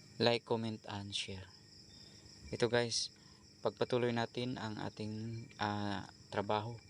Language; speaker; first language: Filipino; non-native, local second language; Cebuano